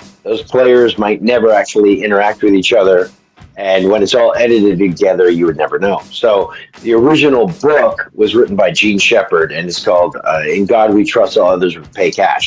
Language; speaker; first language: English; native; English